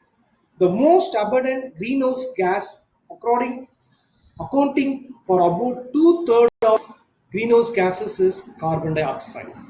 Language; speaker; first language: English; non-native, local second language; Tamil